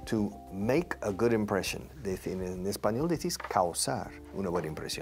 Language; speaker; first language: Spanish; non-native, fluent; English